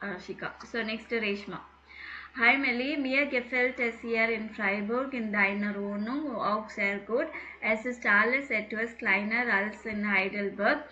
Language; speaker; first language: German; non-native, fluent; Tamil